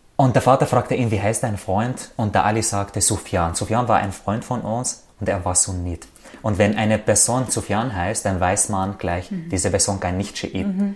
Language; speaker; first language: German; non-native, fluent; Arabic